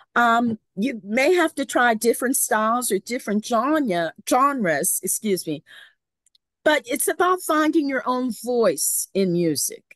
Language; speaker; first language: English; native; English